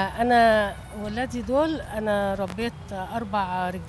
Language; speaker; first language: Arabic; native; Arabic